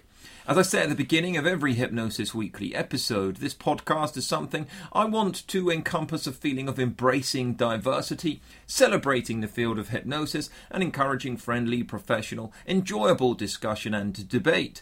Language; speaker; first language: English; native; English